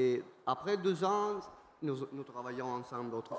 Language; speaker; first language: French; non-native, learner; Italian